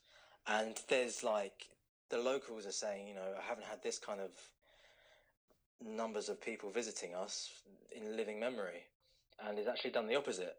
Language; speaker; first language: English; native; English